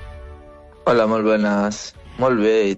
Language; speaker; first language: Catalan; non-native, fluent; Arabic